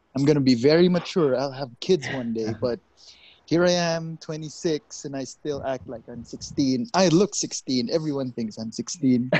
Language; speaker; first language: English; non-native, local second language; Hiligaynon